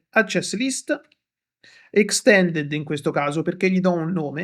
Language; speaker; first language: Italian; native; Italian